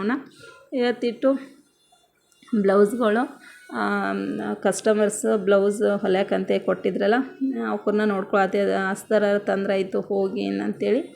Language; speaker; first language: Kannada; native; Kannada